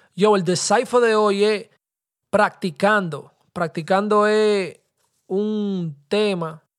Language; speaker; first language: Spanish; early bilingual, heritage; Spanish